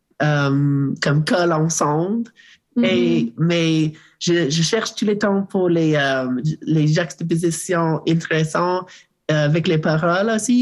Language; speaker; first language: French; non-native, learner; English